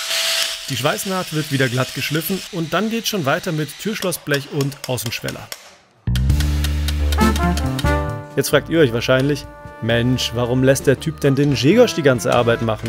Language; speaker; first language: German; native; German